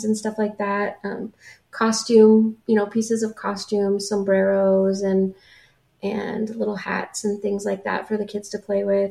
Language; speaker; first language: English; native; English